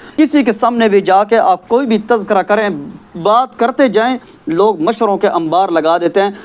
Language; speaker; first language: Urdu; non-native, local second language; Punjabi